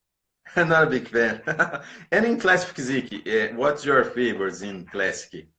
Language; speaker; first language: English; non-native, learner; Portuguese